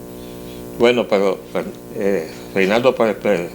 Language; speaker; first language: Spanish; native; Spanish